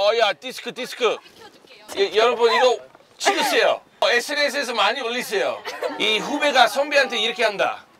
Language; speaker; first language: Korean; non-native, fluent; English